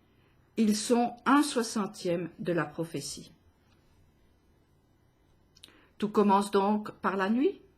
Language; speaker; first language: French; native; French